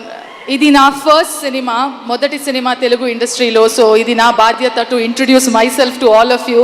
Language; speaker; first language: Telugu; non-native, learner; Kannada